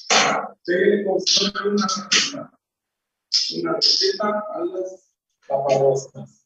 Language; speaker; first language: Spanish; native; Spanish